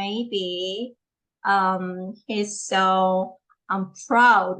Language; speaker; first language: English; non-native, fluent; Korean